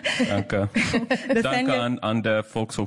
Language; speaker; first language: German; non-native, learner; English